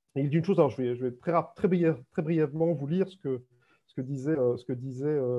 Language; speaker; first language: French; native; French